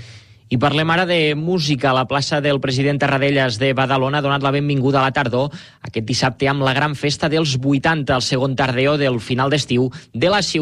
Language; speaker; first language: Catalan; native; Catalan